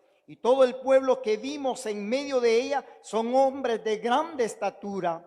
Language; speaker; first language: Spanish; native; Spanish